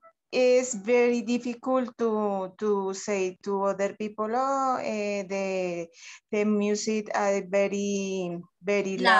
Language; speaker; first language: English; non-native, learner; Spanish